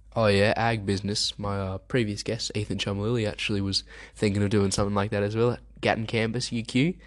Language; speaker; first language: English; early bilingual, other home language; German